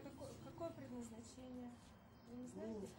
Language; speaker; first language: Russian; native; Russian